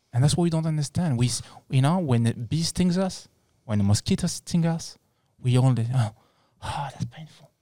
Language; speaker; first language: English; non-native, fluent; French